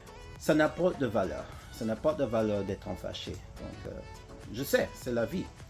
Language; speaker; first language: French; non-native, learner; English